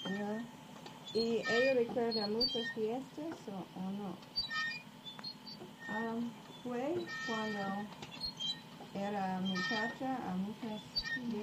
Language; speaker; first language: Spanish; non-native, learner; English